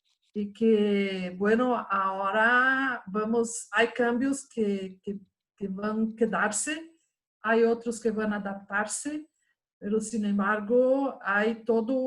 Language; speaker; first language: Spanish; non-native, fluent; Portuguese